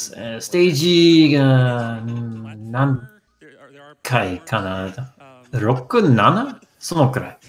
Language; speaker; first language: Japanese; non-native, learner; English